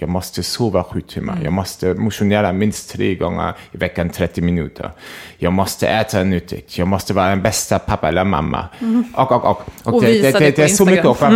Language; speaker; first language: Swedish; non-native, fluent; German